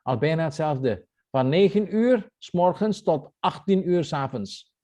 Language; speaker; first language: Dutch; non-native, fluent; Indonesian